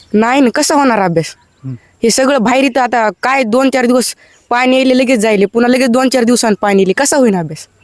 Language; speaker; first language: Marathi; native; Marathi